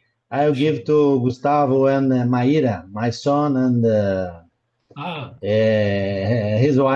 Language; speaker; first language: English; non-native, learner; Portuguese